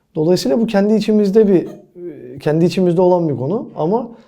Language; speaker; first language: Turkish; native; Turkish